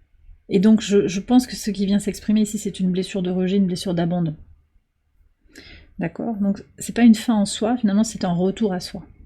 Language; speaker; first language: French; native; French